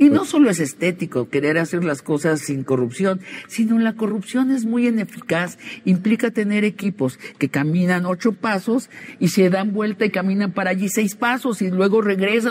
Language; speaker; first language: Spanish; native; Spanish